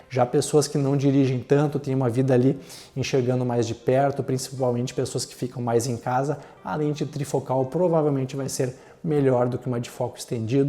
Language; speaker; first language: Portuguese; native; Portuguese